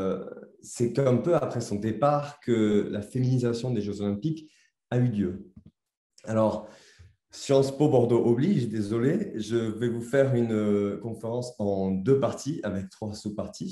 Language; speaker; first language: French; native; French